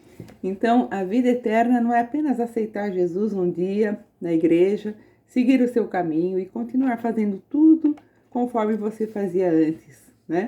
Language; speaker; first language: Portuguese; native; Portuguese